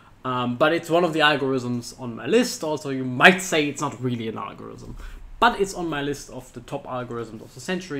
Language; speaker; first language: English; non-native, fluent; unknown